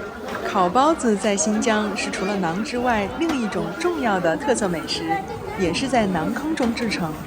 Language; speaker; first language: Chinese; native; Chinese